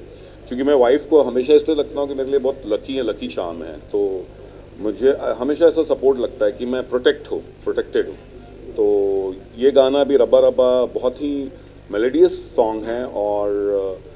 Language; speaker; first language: Hindi; native; Hindi